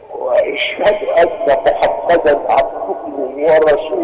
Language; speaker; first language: Arabic; native; Arabic